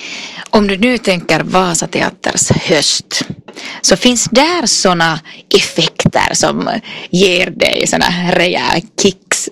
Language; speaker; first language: Swedish; non-native, fluent; Finnish